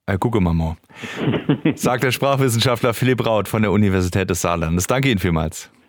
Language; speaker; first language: German; native; German